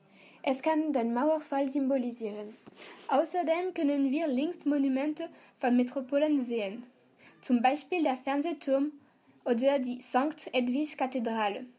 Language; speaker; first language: German; non-native, learner; French